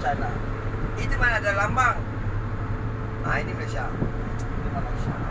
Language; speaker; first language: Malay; non-native, fluent; Bangla